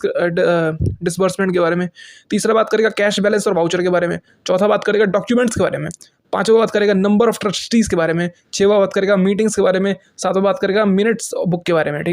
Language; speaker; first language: Hindi; native; Hindi